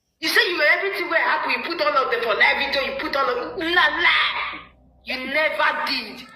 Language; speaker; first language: Nigerian Pidgin; native; Nigerian Pidgin